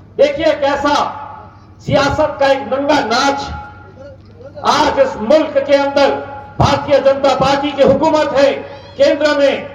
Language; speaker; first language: Urdu; native; Urdu